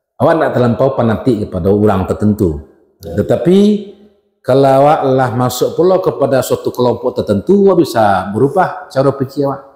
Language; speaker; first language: Malay; non-native, local second language; Minangkabau